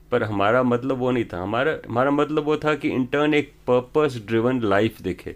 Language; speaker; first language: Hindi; native; Hindi